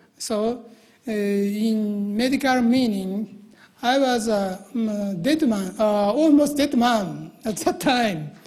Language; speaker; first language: English; non-native, learner; Japanese